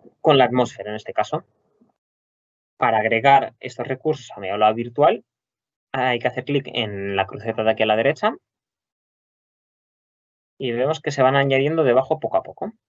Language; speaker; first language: Spanish; native; Spanish